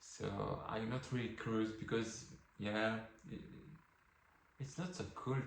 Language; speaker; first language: English; non-native, learner; French